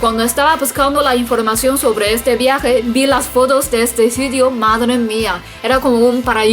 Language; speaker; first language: Spanish; non-native, fluent; Chinese